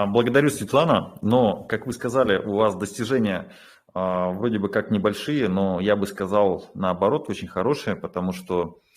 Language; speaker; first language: Russian; native; Russian